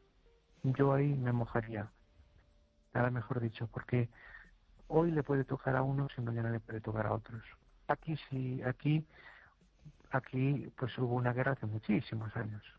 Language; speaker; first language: Spanish; native; Spanish